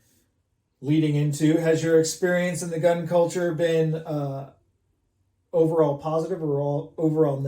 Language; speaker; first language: English; native; English